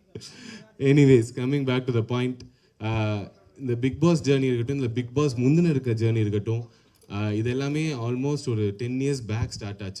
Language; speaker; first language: Tamil; native; Tamil